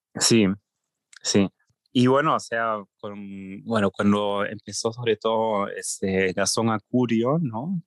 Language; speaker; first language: Spanish; early bilingual, heritage; German